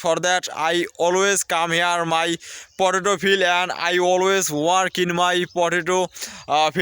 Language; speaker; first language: English; non-native, learner; Bangla